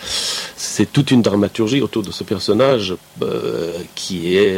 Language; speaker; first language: French; non-native, fluent; Persian